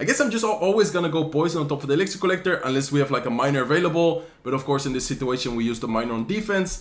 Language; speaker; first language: English; non-native, fluent; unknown